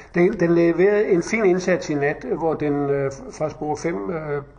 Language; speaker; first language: Danish; native; Danish